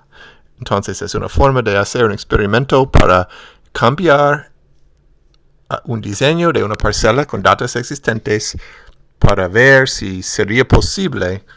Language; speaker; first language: Spanish; non-native, fluent; English